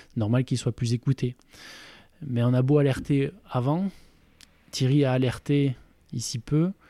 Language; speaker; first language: French; native; French